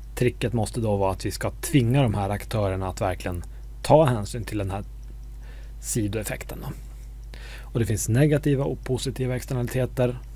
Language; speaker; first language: Swedish; native; Swedish